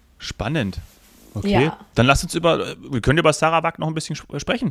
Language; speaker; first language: German; native; German